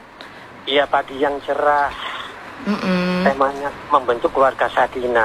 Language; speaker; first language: Indonesian; non-native, local second language; Javanese